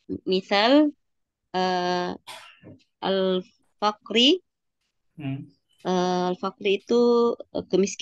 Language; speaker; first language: Indonesian; native; Indonesian